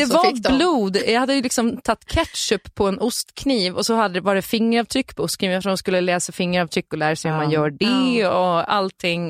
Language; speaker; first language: Swedish; native; Swedish